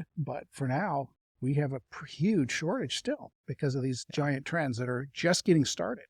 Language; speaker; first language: English; native; English